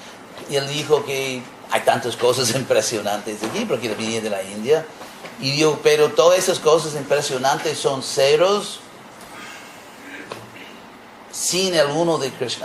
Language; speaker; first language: Spanish; non-native, fluent; English